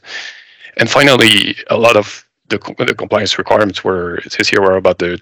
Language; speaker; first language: English; non-native, fluent; French